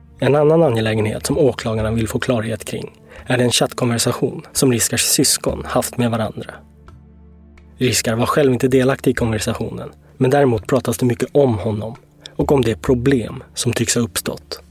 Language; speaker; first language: Swedish; native; Swedish